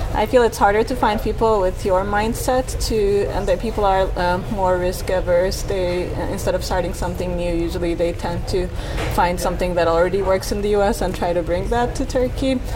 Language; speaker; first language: English; non-native, fluent; Turkish